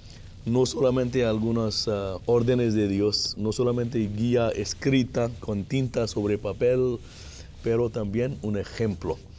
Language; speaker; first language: Spanish; non-native, fluent; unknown